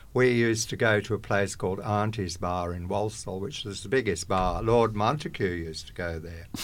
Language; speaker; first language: English; native; English